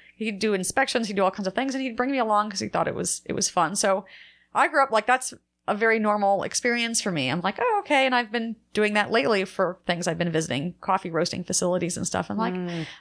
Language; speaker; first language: English; native; English